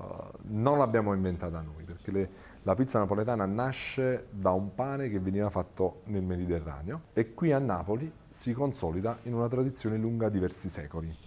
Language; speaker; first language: Italian; native; Italian